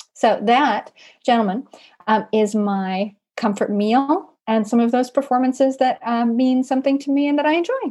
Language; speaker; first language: English; native; English